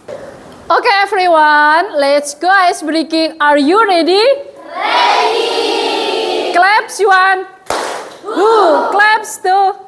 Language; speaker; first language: English; non-native, fluent; Indonesian